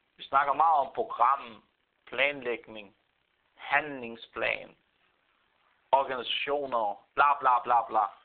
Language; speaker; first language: Danish; non-native, fluent; Arabic